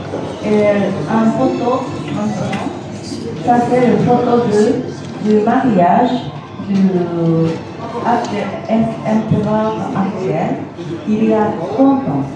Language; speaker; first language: French; non-native, learner; Japanese